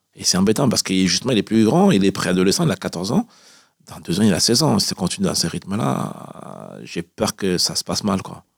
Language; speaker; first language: French; early bilingual, other home language; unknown